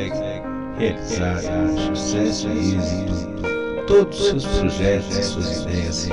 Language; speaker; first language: Portuguese; native; Portuguese